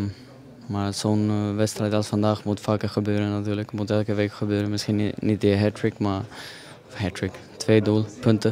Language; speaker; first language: Dutch; non-native, fluent; Swedish